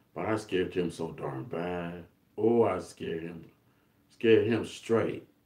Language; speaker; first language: English; native; English